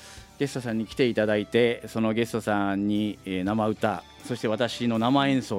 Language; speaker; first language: Japanese; native; Japanese